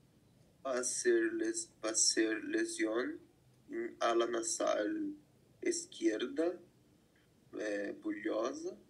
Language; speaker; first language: Spanish; non-native, learner; Portuguese